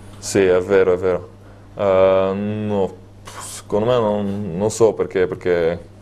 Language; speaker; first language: Italian; non-native, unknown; Dutch